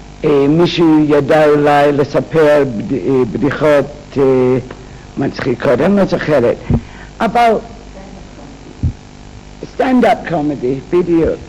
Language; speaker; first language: Hebrew; non-native, fluent; English